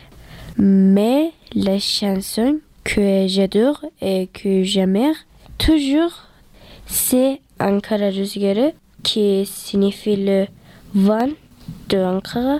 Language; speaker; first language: French; early bilingual, other home language; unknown